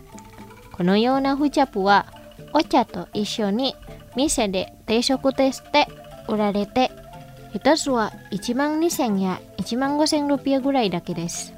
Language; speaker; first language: Japanese; non-native, fluent; Indonesian